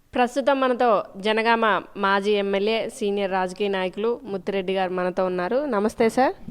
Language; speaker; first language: Telugu; native; Telugu